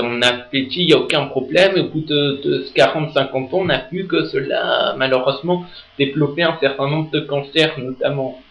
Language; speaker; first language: French; native; French